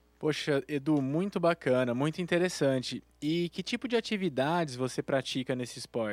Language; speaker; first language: Portuguese; native; Portuguese